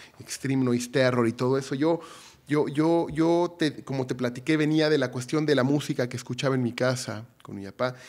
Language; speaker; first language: Spanish; native; Spanish